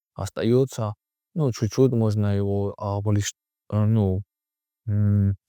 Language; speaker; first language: Russian; non-native, learner; Georgian